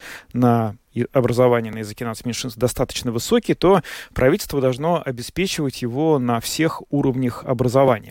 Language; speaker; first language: Russian; native; Russian